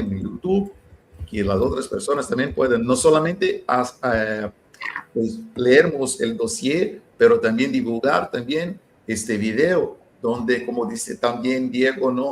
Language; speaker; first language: Spanish; non-native, learner; Portuguese